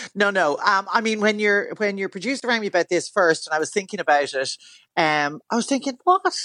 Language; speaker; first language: English; native; English